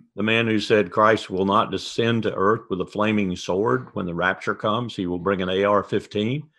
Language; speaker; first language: English; native; English